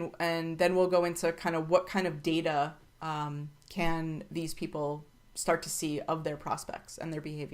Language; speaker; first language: English; native; English